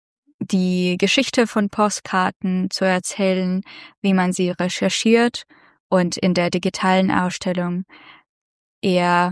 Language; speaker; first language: German; non-native, fluent; Russian